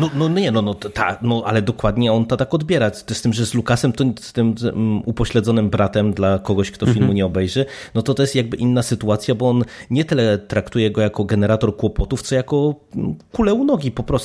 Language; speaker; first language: Polish; native; Polish